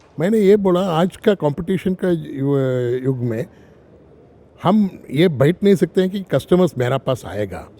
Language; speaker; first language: Hindi; non-native, local second language; Tamil